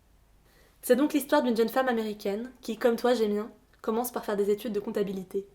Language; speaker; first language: French; native; French